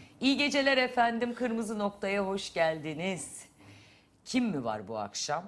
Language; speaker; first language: Turkish; native; Turkish